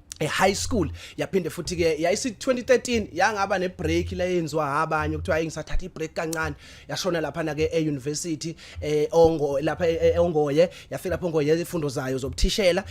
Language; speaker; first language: Zulu; native; Zulu